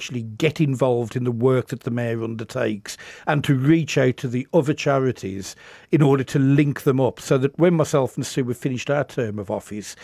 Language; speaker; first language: English; native; English